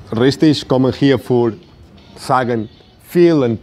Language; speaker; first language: German; non-native, learner; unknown